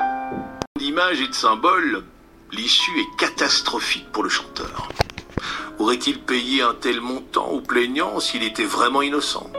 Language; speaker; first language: French; native; French